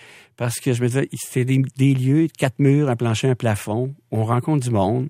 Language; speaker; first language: French; native; French